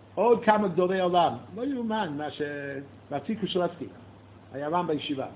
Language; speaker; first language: Hebrew; non-native, fluent; English